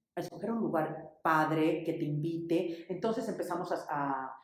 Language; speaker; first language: Spanish; native; Spanish